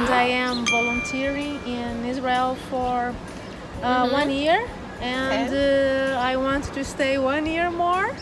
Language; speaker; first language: English; non-native, learner; Portuguese